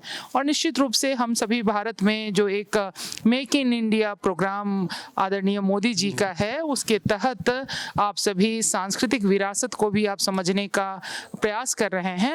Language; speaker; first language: Hindi; native; Hindi